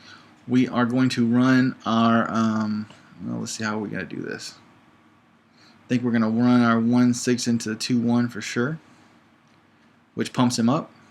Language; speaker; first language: English; native; English